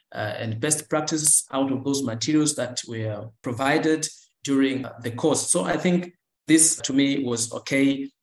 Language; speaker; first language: English; non-native, local second language; Swahili